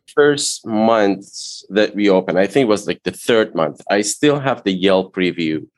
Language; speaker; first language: English; non-native, fluent; Persian